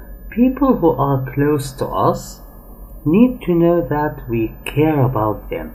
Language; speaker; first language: English; non-native, fluent; Arabic